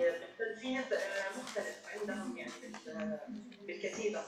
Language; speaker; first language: Arabic; native; Arabic